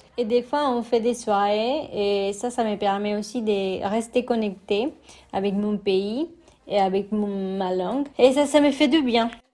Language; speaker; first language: French; non-native, fluent; Spanish